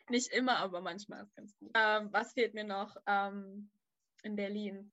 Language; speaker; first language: German; native; German